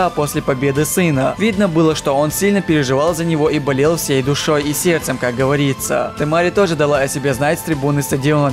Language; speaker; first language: Russian; native; Russian